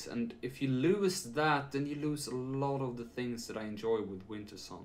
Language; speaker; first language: English; non-native, fluent; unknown